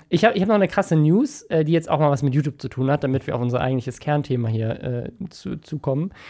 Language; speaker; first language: German; native; German